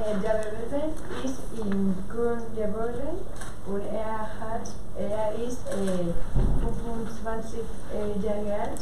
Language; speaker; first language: German; non-native, learner; Spanish